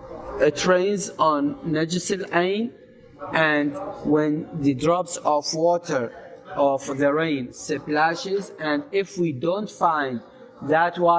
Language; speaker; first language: English; non-native, fluent; Arabic